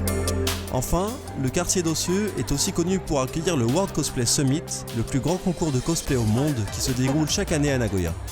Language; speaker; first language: French; native; French